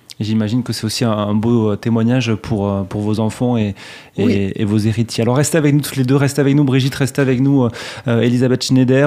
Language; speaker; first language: French; native; French